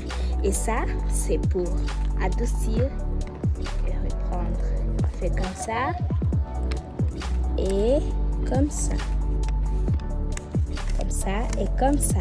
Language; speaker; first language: French; non-native, local second language; Kinyarwanda